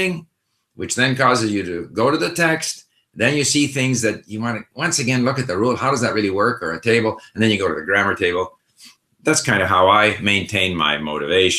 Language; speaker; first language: English; non-native, fluent; Swedish